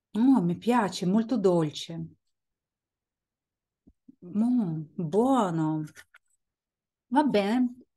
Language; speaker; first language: Italian; non-native, fluent; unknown